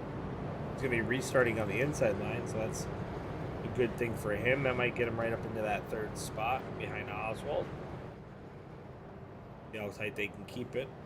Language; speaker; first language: English; native; English